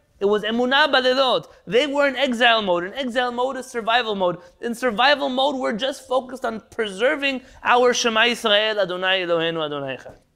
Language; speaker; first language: English; native; English